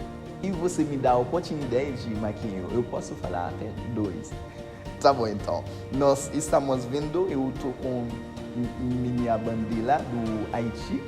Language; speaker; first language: Portuguese; non-native, learner; Haitian Creole